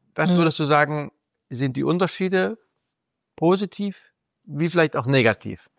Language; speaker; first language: German; native; German